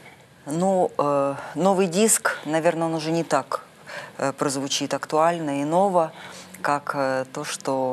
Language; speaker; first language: Russian; native; Russian